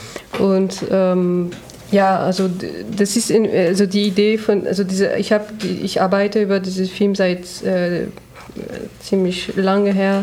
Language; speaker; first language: German; non-native, fluent; French